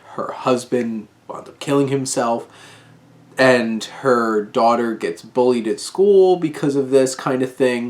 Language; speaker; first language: English; native; English